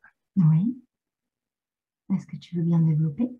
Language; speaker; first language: French; native; French